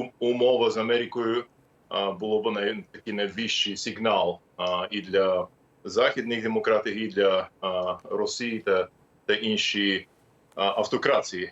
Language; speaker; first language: Ukrainian; non-native, fluent; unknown